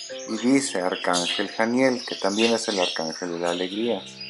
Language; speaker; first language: Spanish; native; Spanish